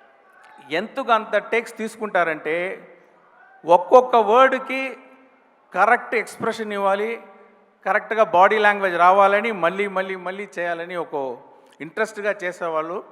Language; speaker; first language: Telugu; non-native, local second language; Tamil